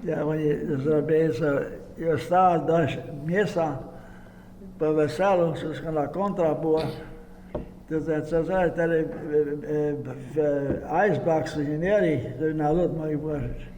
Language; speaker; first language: Polish; early bilingual, heritage; Polish